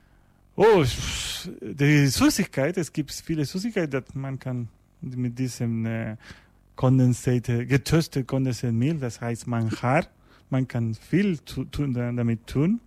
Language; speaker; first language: German; non-native, learner; Spanish